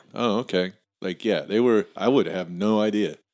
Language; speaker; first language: English; native; English